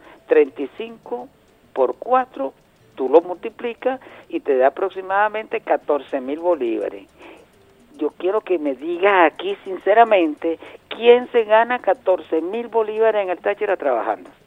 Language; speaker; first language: Spanish; native; Spanish